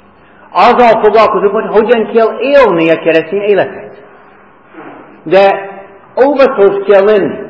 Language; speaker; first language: Hungarian; non-native, fluent; English